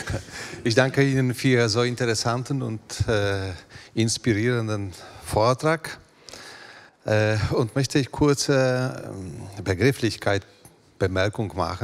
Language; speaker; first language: German; non-native, fluent; Polish